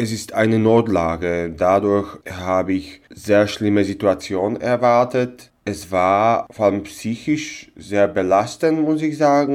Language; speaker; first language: German; non-native, local second language; Slovak